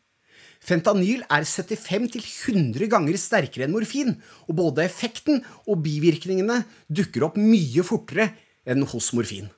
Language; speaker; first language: Norwegian; native; Norwegian